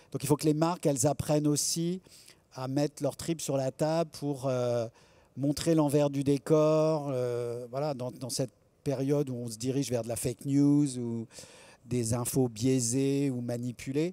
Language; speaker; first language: French; native; French